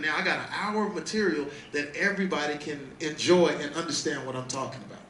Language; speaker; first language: English; native; English